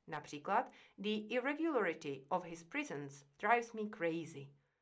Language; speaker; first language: English; non-native, fluent; Czech